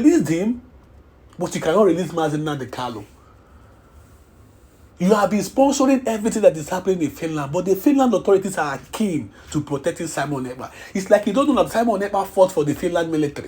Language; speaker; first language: English; non-native, local second language; Igbo